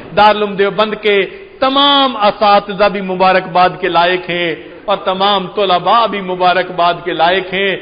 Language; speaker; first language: Urdu; non-native, local second language; Punjabi